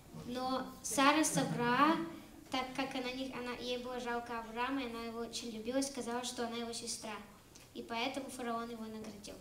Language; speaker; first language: Russian; early bilingual, heritage; Russian